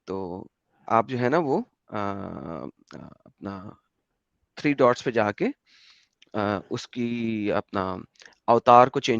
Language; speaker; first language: Hindi; native; Hindi